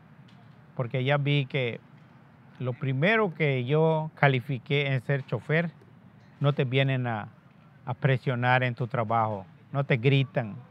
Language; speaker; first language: Spanish; non-native, local second language; Yucateco